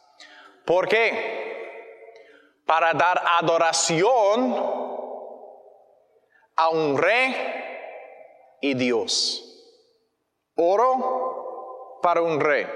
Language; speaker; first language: Spanish; non-native, learner; English